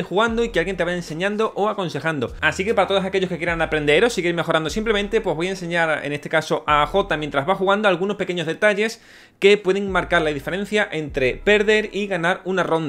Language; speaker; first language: Spanish; native; Spanish